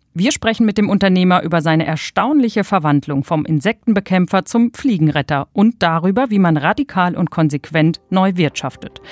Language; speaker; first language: German; native; German